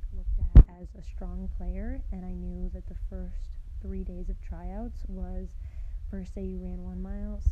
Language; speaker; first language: English; native; English